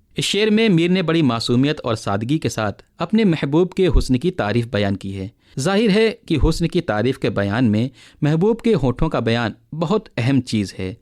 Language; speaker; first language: Urdu; native; Urdu